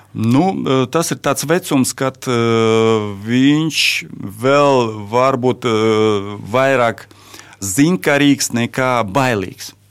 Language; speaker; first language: Latvian; non-native, local second language; Russian